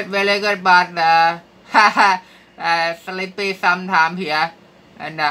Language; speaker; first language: English; non-native, learner; Thai